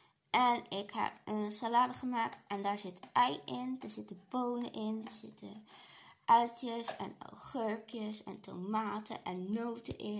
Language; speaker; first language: Dutch; native; Dutch